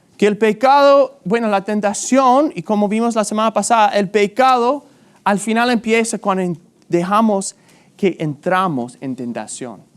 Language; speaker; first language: Spanish; non-native, fluent; English